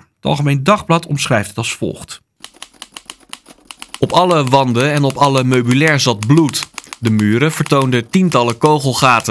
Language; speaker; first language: Dutch; native; Dutch